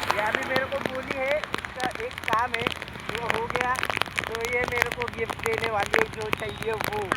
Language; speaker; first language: Hindi; non-native, local second language; Marathi